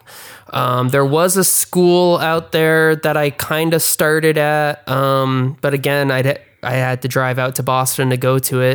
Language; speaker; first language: English; native; English